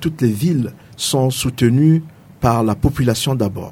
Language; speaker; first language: French; non-native, local second language; Sango